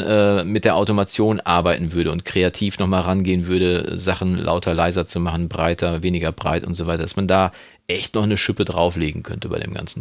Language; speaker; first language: German; native; German